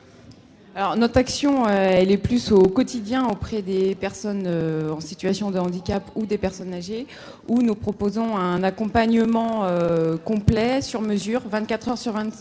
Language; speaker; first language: French; native; French